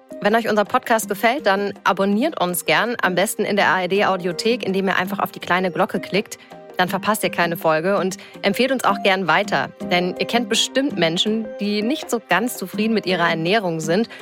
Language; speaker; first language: German; native; German